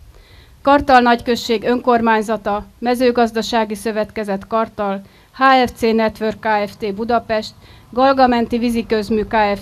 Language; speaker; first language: Hungarian; native; Hungarian